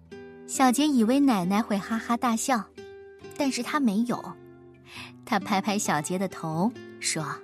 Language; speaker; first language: Chinese; native; Chinese